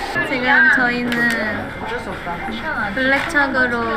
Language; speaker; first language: Korean; native; Korean